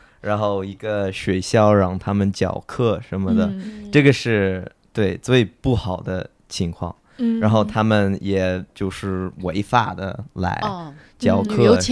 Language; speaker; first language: Chinese; non-native, fluent; English